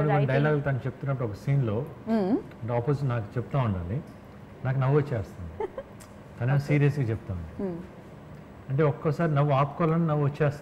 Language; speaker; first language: Telugu; native; Telugu